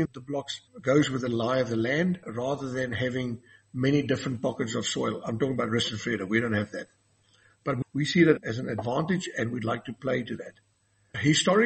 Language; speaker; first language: English; non-native, local second language; Afrikaans